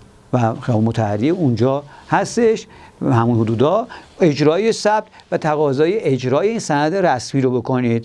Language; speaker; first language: Persian; native; Persian